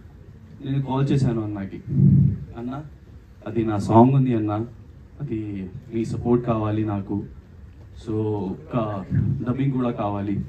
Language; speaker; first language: Telugu; non-native, learner; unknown